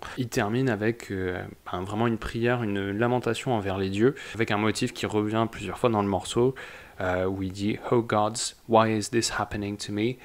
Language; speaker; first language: French; native; French